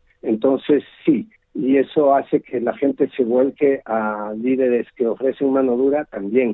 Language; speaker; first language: Spanish; native; Spanish